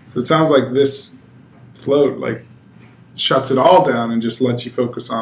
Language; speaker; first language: English; native; English